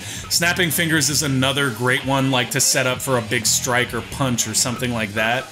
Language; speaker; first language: English; native; English